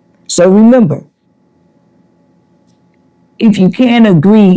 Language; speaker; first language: English; native; English